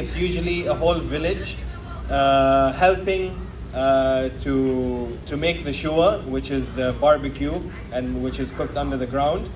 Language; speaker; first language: English; non-native, local second language; Arabic